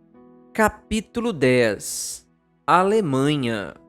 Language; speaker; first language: Portuguese; native; Portuguese